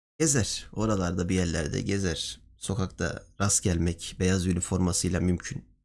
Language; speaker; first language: Turkish; native; Turkish